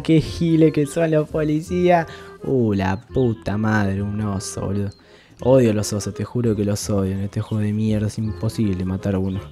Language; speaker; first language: Spanish; native; Spanish